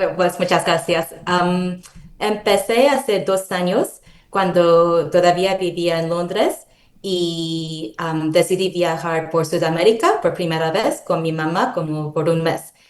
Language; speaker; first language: Spanish; non-native, fluent; Korean